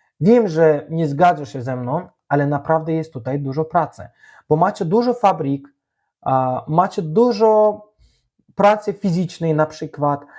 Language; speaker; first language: Polish; non-native, fluent; Azerbaijani